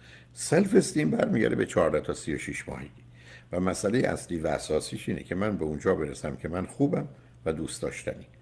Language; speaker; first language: Persian; native; Persian